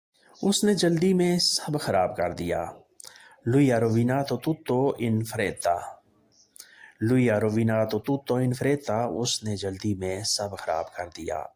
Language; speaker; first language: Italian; non-native, learner; Urdu